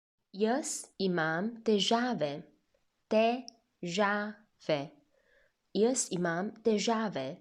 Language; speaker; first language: Slovenian; non-native, fluent; Chinese